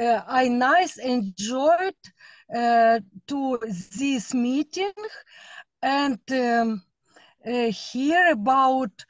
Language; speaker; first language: English; non-native, learner; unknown